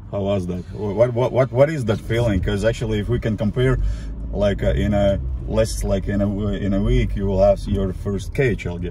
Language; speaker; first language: English; non-native, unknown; Latvian